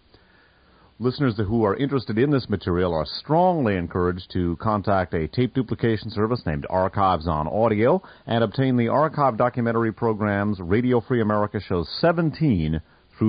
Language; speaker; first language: English; native; English